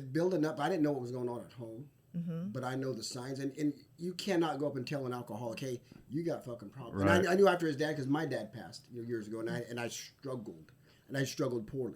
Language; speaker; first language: English; native; English